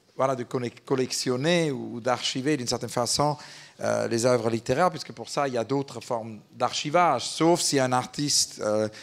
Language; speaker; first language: French; native; French